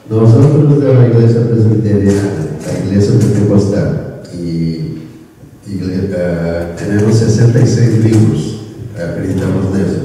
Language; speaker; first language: Spanish; non-native, learner; Korean